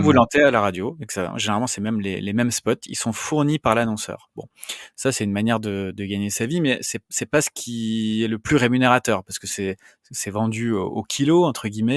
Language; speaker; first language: French; native; French